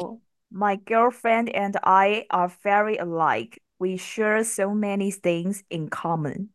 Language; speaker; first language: English; non-native, learner; Chinese